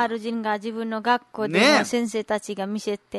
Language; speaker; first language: Japanese; non-native, learner; Nepali